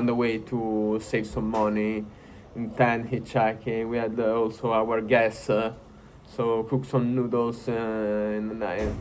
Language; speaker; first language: English; non-native, fluent; Italian